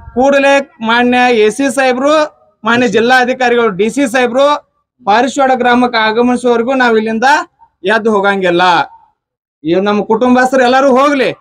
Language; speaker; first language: Kannada; native; Kannada